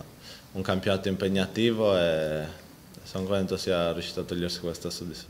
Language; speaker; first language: Italian; native; Italian